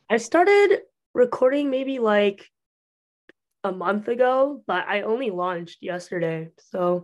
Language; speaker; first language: English; early bilingual, other home language; Chinese